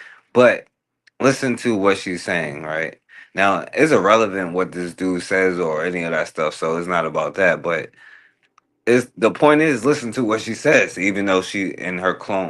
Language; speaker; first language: English; native; English